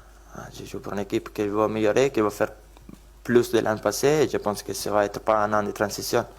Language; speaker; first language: French; non-native, learner; Italian